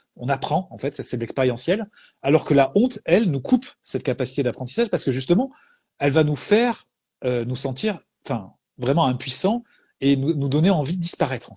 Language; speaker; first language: French; native; French